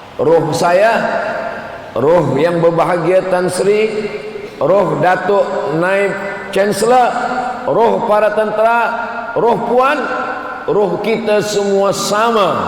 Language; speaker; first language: Malay; native; Malay